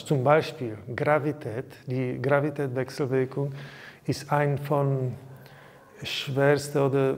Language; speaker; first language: German; non-native, learner; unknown